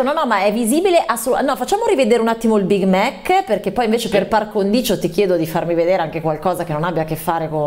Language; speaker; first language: Italian; native; Italian